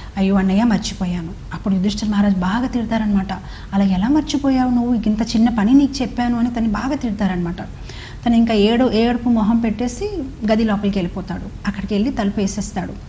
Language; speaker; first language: Telugu; non-native, fluent; Hindi